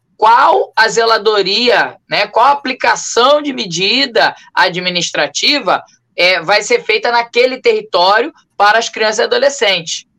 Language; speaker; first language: Portuguese; native; Portuguese